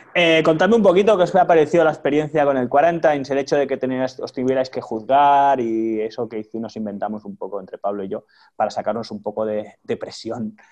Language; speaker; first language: Spanish; native; Spanish